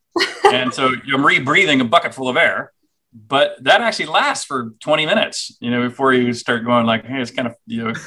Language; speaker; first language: English; native; English